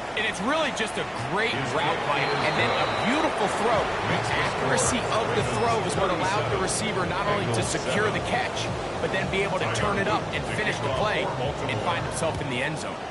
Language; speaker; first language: English; native; English